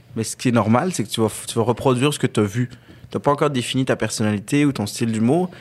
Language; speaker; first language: French; early bilingual, other home language; Arabic